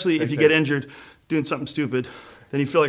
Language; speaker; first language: English; native; English